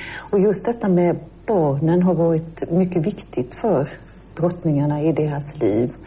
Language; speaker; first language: Swedish; native; Swedish